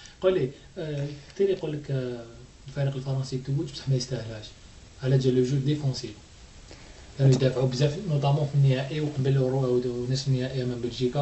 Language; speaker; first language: Arabic; native; Arabic